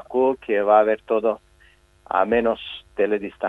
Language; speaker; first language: Spanish; non-native, fluent; Azerbaijani